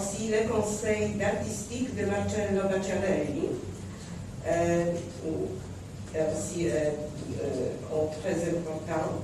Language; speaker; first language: French; non-native, fluent; Polish